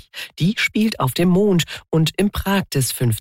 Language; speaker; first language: German; native; German